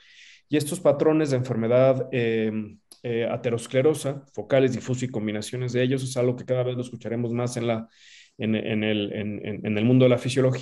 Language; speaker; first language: Spanish; native; Spanish